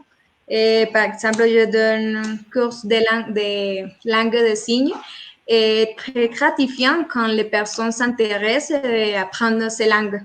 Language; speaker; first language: French; non-native, learner; Spanish